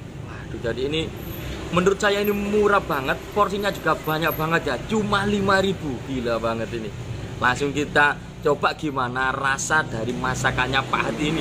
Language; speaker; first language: Indonesian; non-native, local second language; Javanese